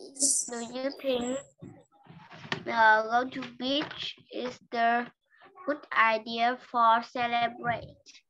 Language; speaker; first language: English; non-native, learner; Vietnamese